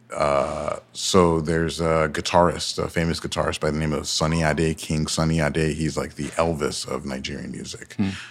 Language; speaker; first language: English; early bilingual, other home language; Yoruba